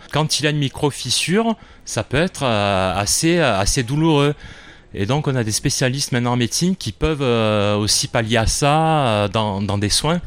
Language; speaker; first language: French; native; French